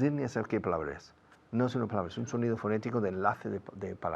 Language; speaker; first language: Spanish; non-native, fluent; English